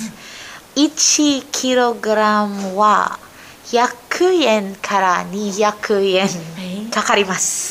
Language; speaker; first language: Japanese; non-native, learner; Filipino